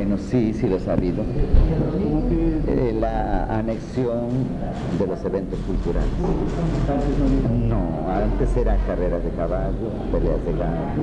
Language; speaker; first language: Spanish; native; Spanish